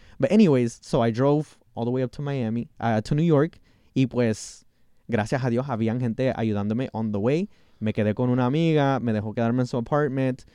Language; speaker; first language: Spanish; early bilingual, heritage; Spanish